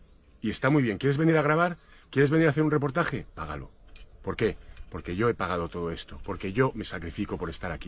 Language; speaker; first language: Spanish; native; Spanish